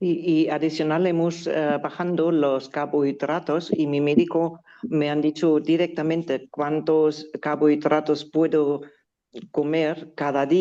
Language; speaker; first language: Spanish; non-native, learner; German